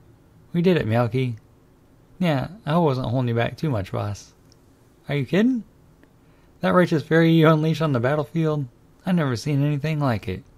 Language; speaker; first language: English; native; English